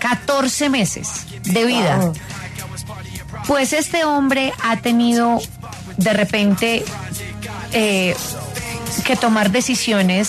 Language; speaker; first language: Spanish; native; Spanish